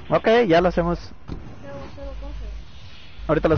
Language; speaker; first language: Spanish; native; Spanish